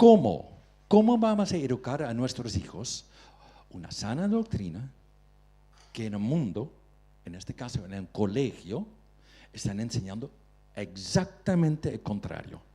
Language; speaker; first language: Spanish; non-native, fluent; Dutch